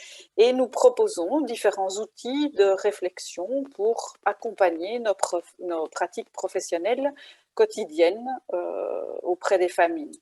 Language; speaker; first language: French; native; French